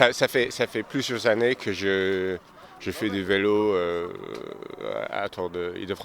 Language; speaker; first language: French; non-native, fluent; English